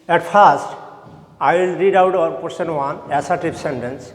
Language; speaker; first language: English; non-native, local second language; Bangla